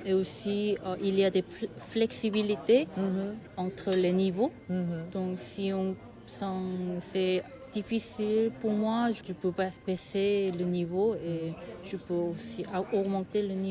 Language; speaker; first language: French; non-native, learner; Korean